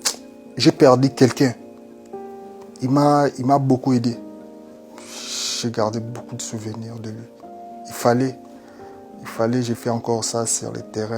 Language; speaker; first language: French; non-native, local second language; Lingala